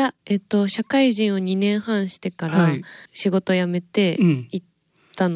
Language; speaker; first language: Japanese; native; Japanese